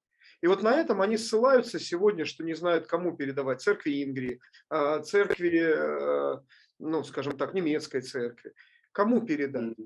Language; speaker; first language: Russian; native; Russian